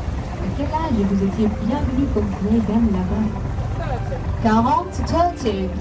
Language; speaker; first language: French; non-native, local second language; Dutch